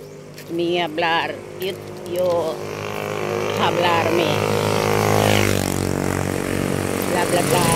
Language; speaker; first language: Spanish; non-native, learner; Filipino